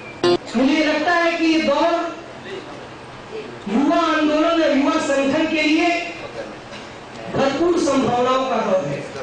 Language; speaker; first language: Hindi; native; Hindi